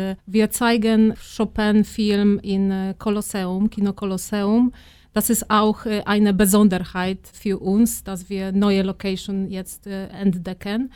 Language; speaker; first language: German; non-native, fluent; Polish